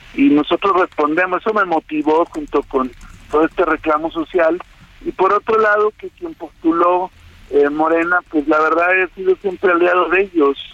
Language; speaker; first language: Spanish; native; Spanish